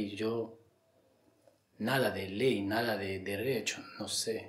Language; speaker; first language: Spanish; non-native, learner; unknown